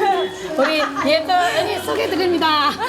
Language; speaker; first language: Korean; non-native, learner; Chinese